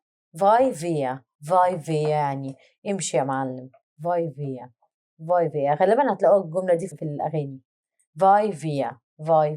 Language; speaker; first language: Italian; non-native, learner; Arabic